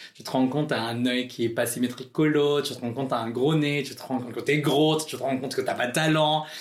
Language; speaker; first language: French; non-native, fluent; Filipino